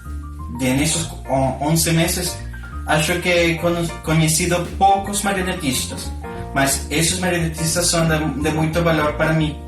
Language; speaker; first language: Portuguese; non-native, learner; Spanish